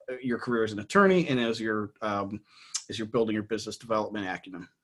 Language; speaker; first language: English; native; English